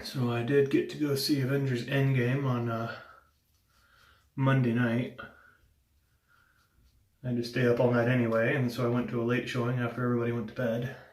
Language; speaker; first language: English; native; English